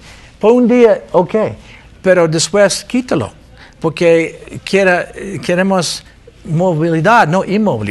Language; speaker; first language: Spanish; non-native, learner; English